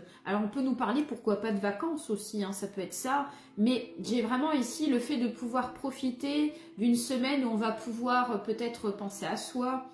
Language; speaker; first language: French; native; French